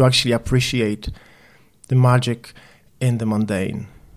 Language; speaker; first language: English; non-native, fluent; Polish